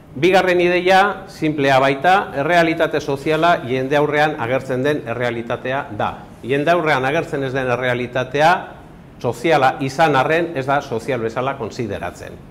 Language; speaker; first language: Basque; native; Basque